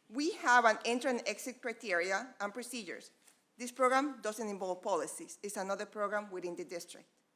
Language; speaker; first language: English; non-native, fluent; Spanish